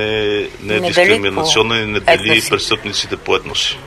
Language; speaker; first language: Bulgarian; native; Bulgarian